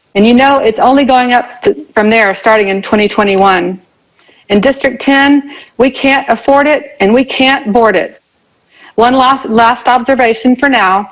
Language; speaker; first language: English; native; English